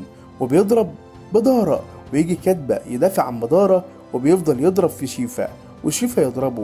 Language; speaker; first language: Arabic; native; Arabic